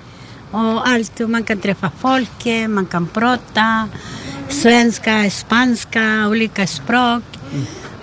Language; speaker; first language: Swedish; non-native, learner; Spanish